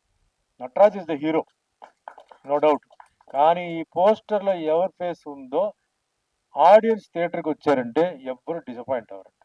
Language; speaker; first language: Telugu; native; Telugu